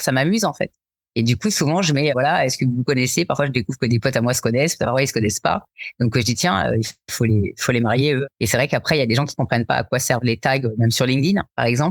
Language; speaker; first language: French; native; French